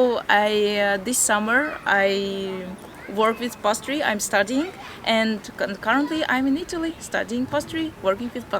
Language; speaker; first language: English; non-native, fluent; Latvian